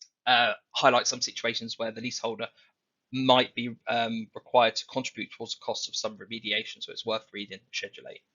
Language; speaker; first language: English; native; English